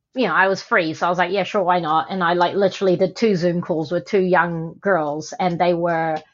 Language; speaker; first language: English; native; English